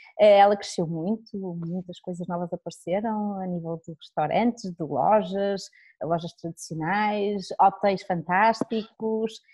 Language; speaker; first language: Portuguese; native; Portuguese